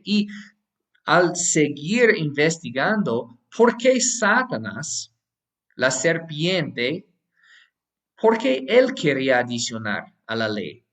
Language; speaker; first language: Spanish; non-native, fluent; English